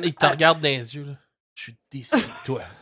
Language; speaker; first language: French; native; French